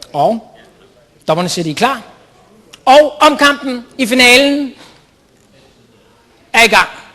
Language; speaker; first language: Danish; native; Danish